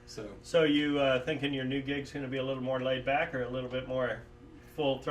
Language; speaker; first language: English; native; English